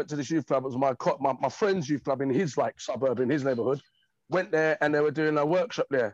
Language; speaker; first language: English; native; English